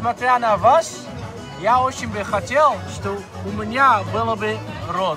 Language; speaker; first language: Russian; non-native, learner; Dutch